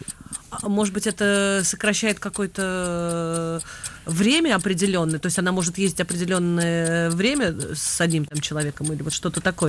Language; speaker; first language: Russian; native; Russian